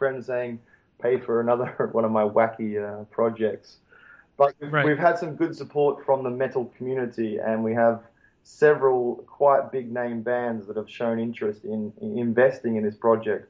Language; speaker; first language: English; native; English